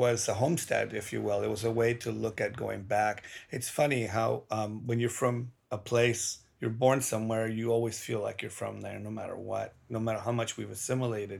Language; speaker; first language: English; early bilingual, other home language; Spanish